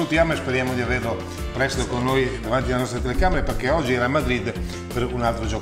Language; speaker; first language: Italian; native; Italian